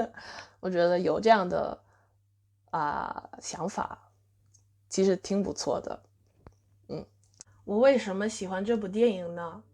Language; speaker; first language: Chinese; non-native, fluent; English